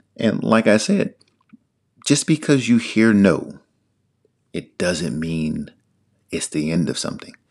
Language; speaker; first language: English; native; English